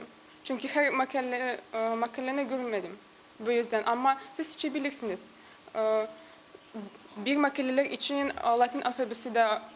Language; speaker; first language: Turkish; non-native, learner; Tatar